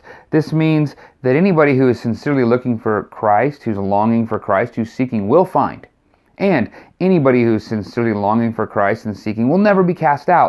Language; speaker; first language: English; native; English